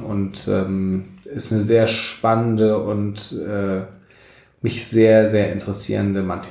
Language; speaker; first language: German; native; German